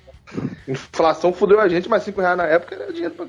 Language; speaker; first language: Portuguese; native; Portuguese